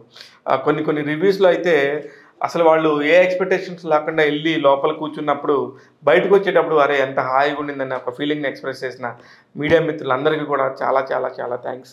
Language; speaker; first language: Telugu; native; Telugu